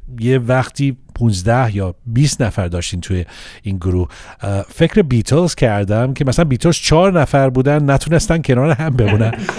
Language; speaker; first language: Persian; early bilingual, heritage; Persian